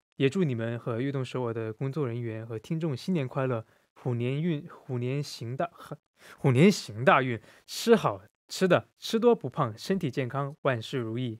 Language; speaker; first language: Chinese; non-native, local second language; Cantonese